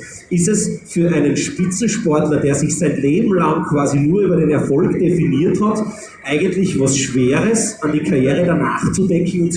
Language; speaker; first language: German; native; German